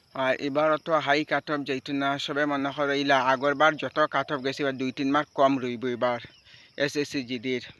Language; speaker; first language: Bangla; native; Bangla